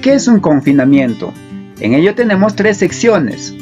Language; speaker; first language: Spanish; native; Spanish